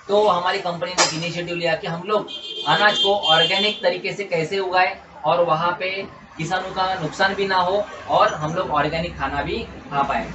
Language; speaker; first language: Hindi; non-native, local second language; Marathi